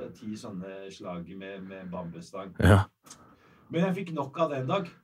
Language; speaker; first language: Norwegian; early bilingual, other home language; Arabic